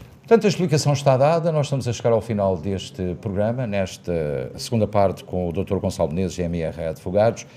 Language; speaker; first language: Portuguese; native; Portuguese